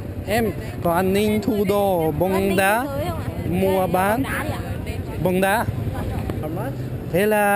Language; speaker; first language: Vietnamese; non-native, fluent; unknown